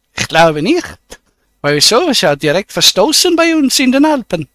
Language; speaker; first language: German; native; German